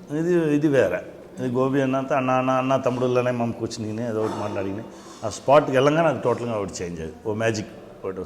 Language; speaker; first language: Telugu; non-native, local second language; Tamil